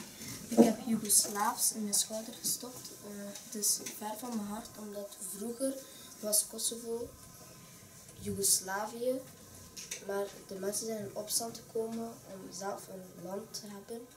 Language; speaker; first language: Dutch; early bilingual, other home language; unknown